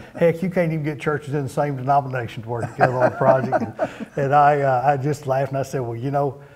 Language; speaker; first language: English; native; English